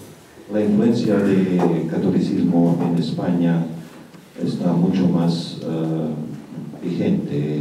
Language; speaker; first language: Spanish; non-native, fluent; Russian